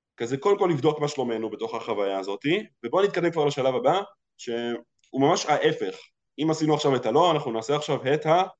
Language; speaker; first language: Hebrew; early bilingual, other home language; Russian